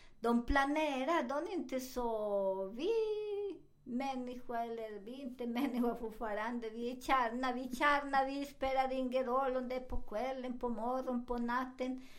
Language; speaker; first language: Swedish; non-native, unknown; Spanish